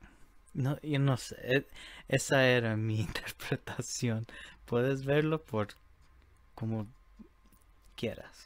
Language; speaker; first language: Spanish; early bilingual, heritage; Spanish